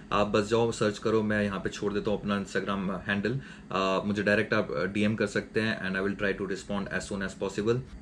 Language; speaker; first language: Hindi; native; Hindi